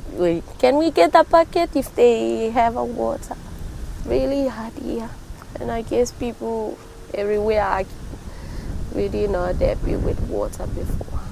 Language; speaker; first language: English; non-native, fluent; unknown